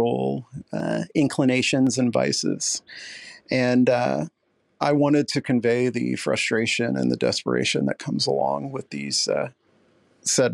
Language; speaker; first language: English; native; English